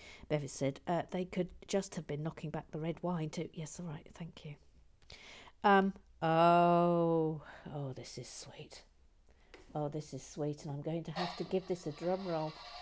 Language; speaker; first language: English; native; English